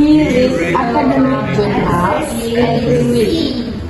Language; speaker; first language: English; non-native, learner; Indonesian